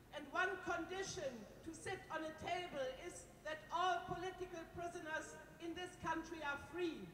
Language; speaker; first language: English; non-native, fluent; German